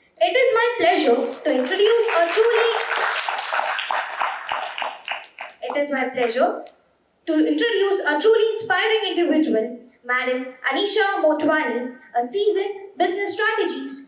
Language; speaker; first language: English; non-native, local second language; Hindi